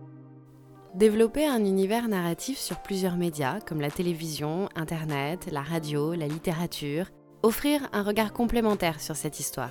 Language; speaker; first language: French; native; French